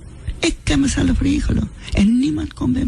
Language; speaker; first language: Dutch; non-native, local second language; Sranan Tongo